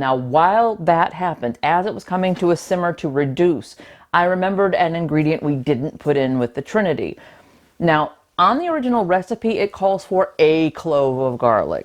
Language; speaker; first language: English; native; English